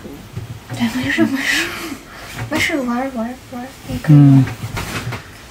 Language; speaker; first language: Chinese; non-native, learner; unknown